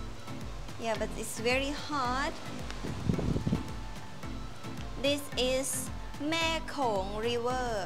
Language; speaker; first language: English; non-native, learner; Thai